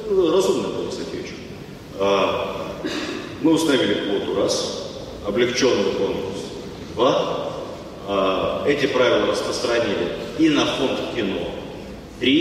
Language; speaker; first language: Russian; native; Russian